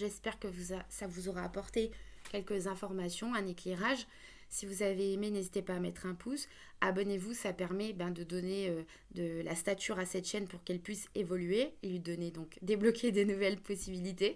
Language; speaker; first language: French; native; French